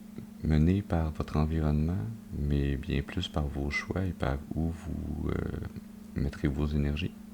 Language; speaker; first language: French; native; French